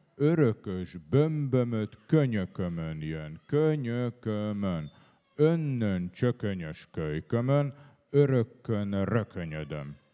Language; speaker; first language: Hungarian; native; Hungarian